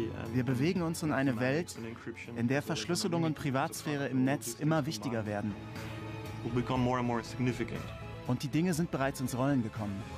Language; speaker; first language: German; native; German